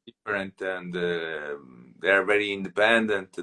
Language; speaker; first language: English; non-native, fluent; Italian